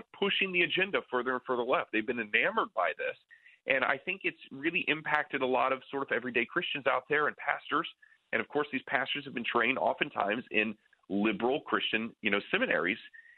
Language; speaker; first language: English; native; English